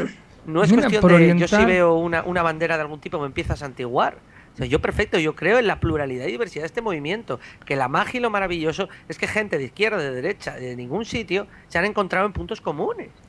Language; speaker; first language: Spanish; native; Spanish